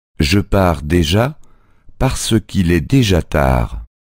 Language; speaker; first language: French; native; French